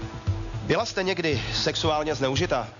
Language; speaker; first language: Czech; native; Czech